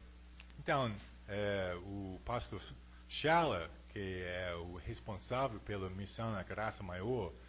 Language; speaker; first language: Portuguese; non-native, fluent; English